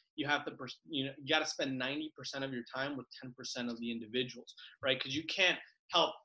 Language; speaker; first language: English; early bilingual, other home language; Spanish